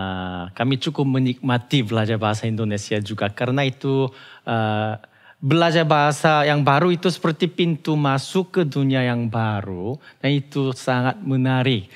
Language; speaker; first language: Indonesian; non-native, fluent; Korean